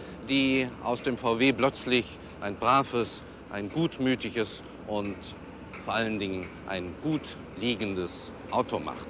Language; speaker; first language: German; native; German